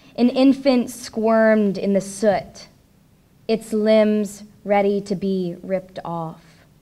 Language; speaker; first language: English; native; English